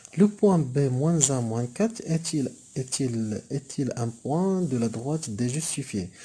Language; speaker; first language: French; non-native, local second language; Arabic